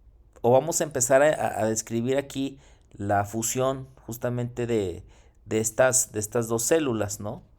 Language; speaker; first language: Spanish; native; Spanish